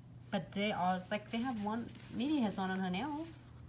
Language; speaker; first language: English; non-native, fluent; Vietnamese